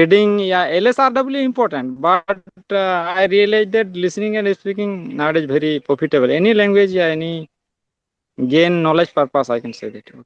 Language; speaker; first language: English; non-native, learner; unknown